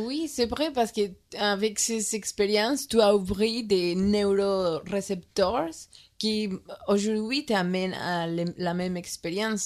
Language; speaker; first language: French; non-native, learner; Spanish